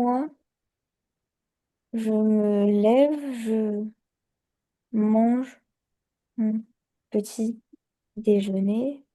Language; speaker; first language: French; non-native, learner; Chinese